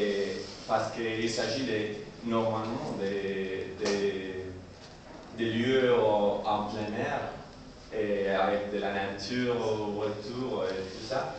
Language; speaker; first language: French; non-native, learner; Spanish